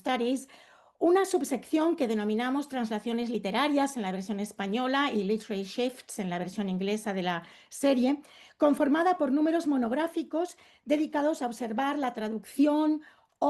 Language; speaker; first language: Spanish; native; Spanish